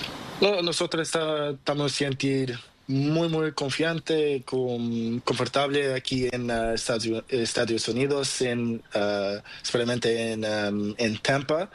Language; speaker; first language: Spanish; non-native, learner; Portuguese